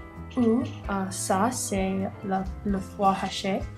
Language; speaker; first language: French; non-native, learner; English